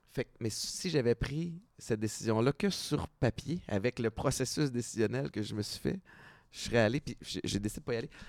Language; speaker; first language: French; native; French